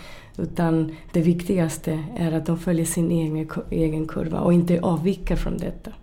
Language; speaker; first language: Swedish; non-native, fluent; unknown